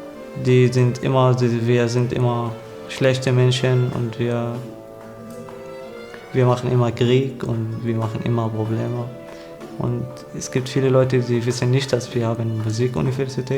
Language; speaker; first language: German; non-native, learner; Arabic